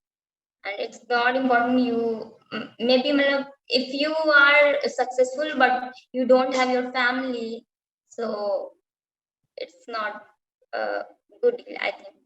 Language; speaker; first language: English; non-native, learner; Hindi